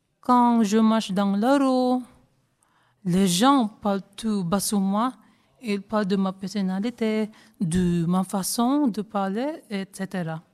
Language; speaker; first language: French; non-native, learner; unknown